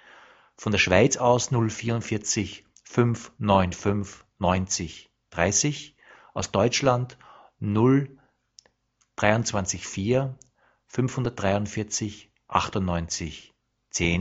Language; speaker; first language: German; native; German